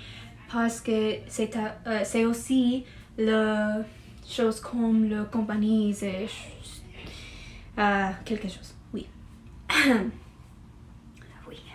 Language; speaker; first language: French; non-native, learner; English